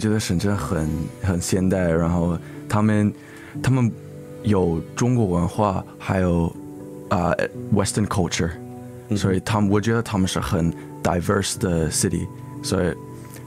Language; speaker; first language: Chinese; early bilingual, heritage; English